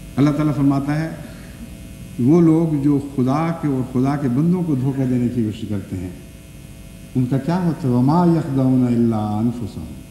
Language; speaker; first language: Urdu; non-native, local second language; Punjabi